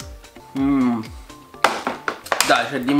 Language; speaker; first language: Italian; native; Italian